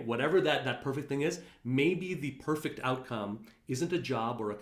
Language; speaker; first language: English; native; English